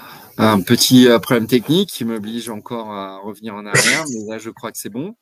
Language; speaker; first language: French; native; French